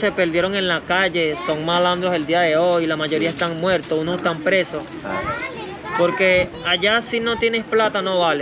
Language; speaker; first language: Spanish; native; Spanish